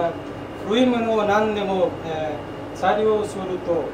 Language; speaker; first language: Japanese; non-native, learner; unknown